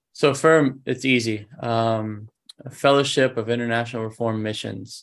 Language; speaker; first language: English; native; English